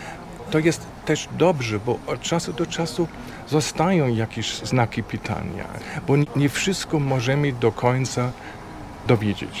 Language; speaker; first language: Polish; non-native, fluent; German